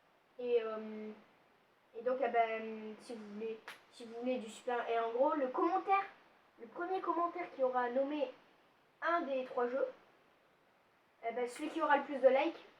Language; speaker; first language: French; native; French